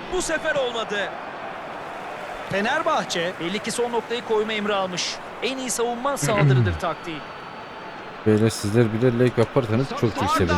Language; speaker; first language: Turkish; native; Turkish